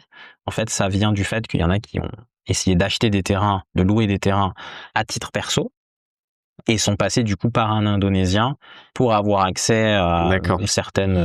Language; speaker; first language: French; native; French